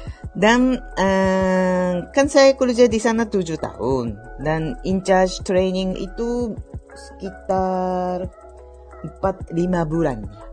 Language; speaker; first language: Indonesian; non-native, fluent; Japanese